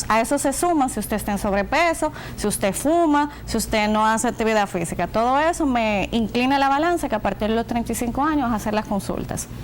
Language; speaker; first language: Spanish; native; Spanish